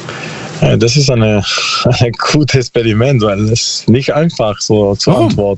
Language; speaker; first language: German; non-native, learner; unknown